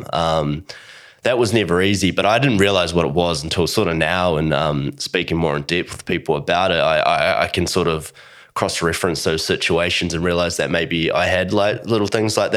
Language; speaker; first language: English; native; English